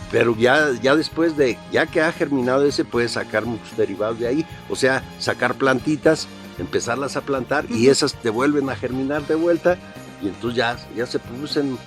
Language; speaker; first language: Spanish; native; Spanish